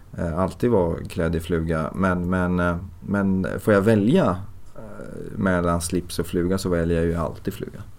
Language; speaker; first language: Swedish; early bilingual, other home language; Persian